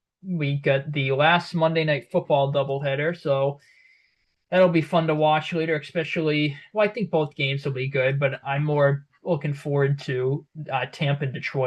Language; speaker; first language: English; native; English